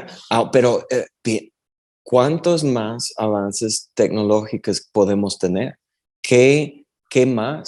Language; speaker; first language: Spanish; early bilingual, heritage; Spanish